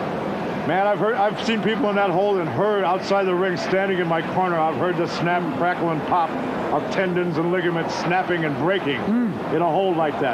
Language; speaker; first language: English; native; English